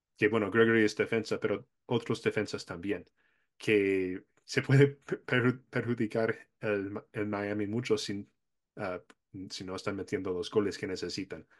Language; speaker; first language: Spanish; non-native, fluent; English